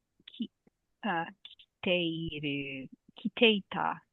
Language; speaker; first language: Japanese; non-native, learner; English